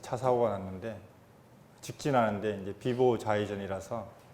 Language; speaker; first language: Korean; native; Korean